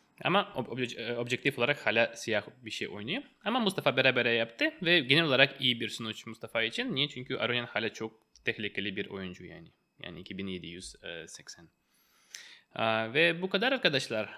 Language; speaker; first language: Turkish; non-native, fluent; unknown